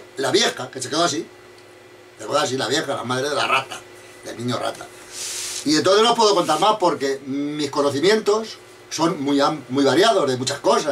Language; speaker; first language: Spanish; native; Spanish